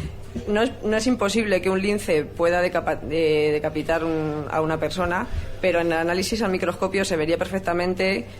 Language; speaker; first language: Spanish; native; Spanish